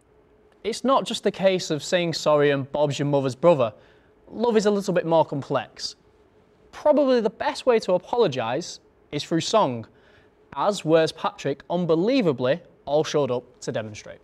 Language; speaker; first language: English; native; English